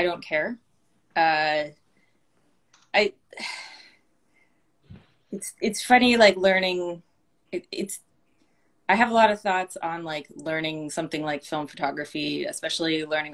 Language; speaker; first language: English; native; English